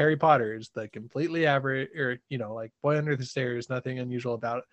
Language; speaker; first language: English; native; English